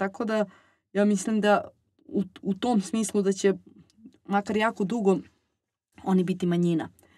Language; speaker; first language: Serbian; native; Serbian